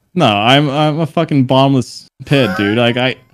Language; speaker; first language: English; native; English